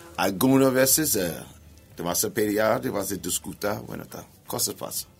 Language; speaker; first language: Spanish; non-native, learner; English